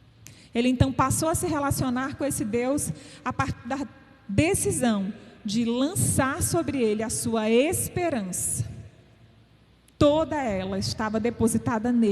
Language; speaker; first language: Portuguese; native; Portuguese